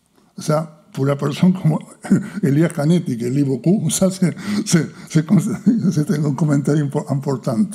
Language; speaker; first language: French; non-native, fluent; Spanish